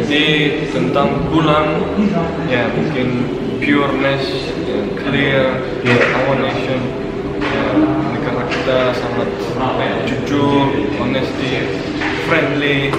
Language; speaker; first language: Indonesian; non-native, fluent; Turkmen